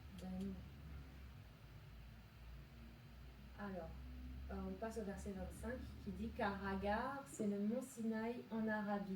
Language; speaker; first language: French; native; French